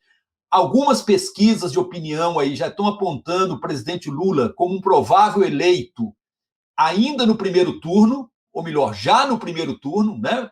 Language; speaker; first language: Portuguese; native; Portuguese